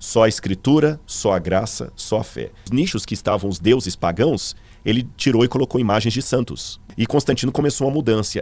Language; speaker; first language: Portuguese; native; Portuguese